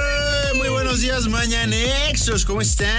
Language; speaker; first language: Spanish; native; Spanish